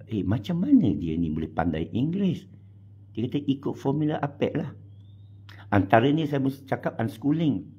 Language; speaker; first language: Malay; non-native, local second language; Chinese